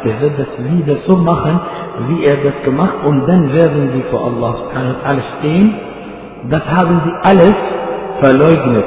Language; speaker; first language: German; non-native, fluent; Arabic